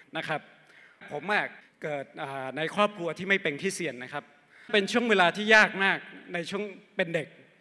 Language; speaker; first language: Thai; non-native, local second language; Akha